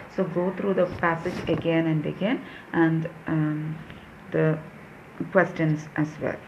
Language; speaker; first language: English; non-native, local second language; Malayalam